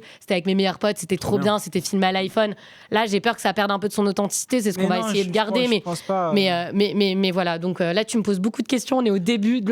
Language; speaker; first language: French; native; French